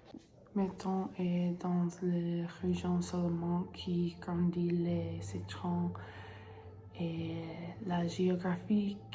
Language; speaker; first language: French; non-native, learner; English